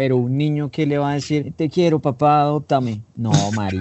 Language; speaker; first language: Spanish; native; Spanish